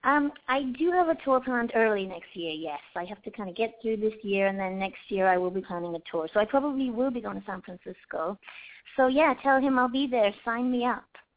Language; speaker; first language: English; native; English